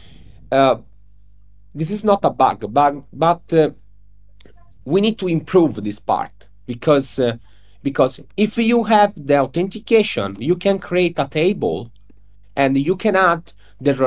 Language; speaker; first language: English; non-native, learner; Italian